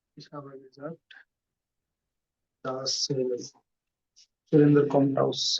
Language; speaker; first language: German; non-native, learner; Hindi